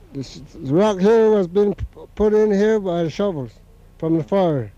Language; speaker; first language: English; native; English